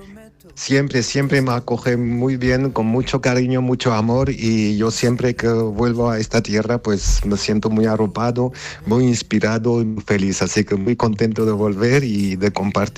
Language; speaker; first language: Spanish; non-native, fluent; Armenian